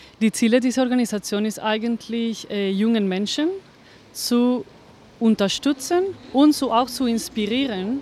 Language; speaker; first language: German; non-native, fluent; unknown